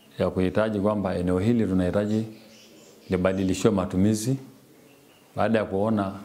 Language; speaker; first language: Swahili; non-native, local second language; Masai